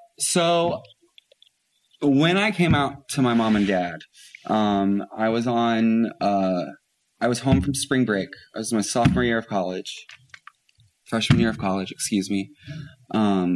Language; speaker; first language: English; native; English